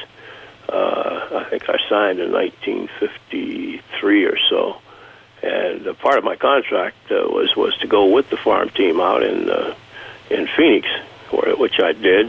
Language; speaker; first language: English; native; English